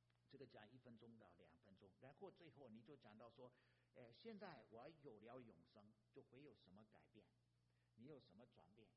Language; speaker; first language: Chinese; non-native, fluent; English